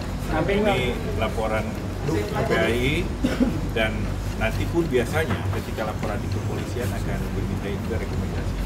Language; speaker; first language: Indonesian; native; Indonesian